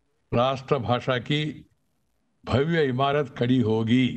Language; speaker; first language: Hindi; non-native, local second language; Telugu